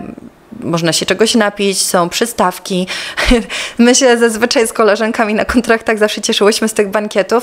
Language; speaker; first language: Polish; native; Polish